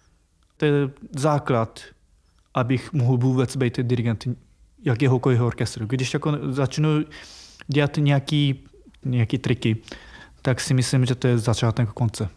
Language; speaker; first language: Czech; non-native, fluent; Japanese